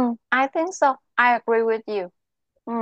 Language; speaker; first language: English; non-native, local second language; Vietnamese